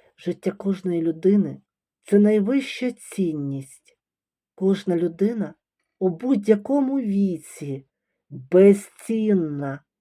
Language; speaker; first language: Ukrainian; native; Ukrainian